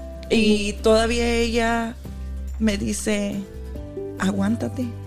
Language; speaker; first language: Spanish; early bilingual, heritage; Spanish